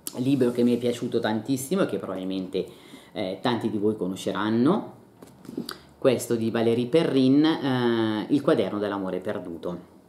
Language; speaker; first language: Italian; native; Italian